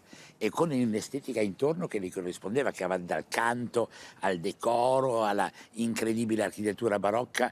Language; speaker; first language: Italian; native; Italian